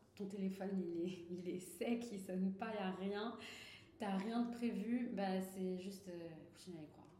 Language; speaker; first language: French; non-native, local second language; Arabic